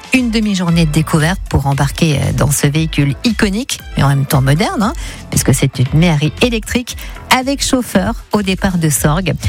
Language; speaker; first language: French; native; French